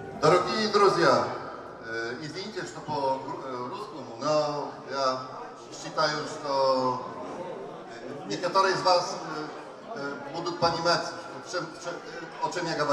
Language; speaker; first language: Russian; non-native, learner; Polish